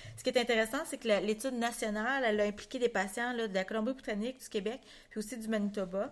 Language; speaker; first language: French; native; French